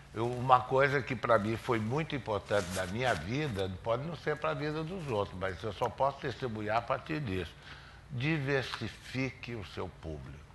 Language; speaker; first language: Portuguese; native; Portuguese